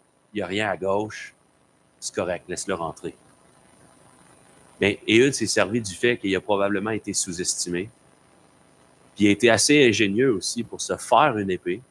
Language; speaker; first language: French; native; French